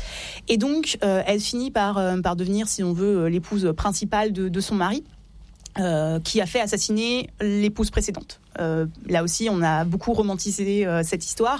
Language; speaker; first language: French; native; French